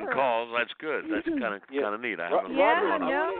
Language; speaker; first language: English; native; English